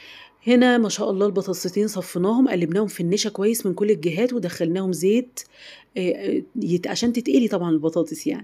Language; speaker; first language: Arabic; native; Arabic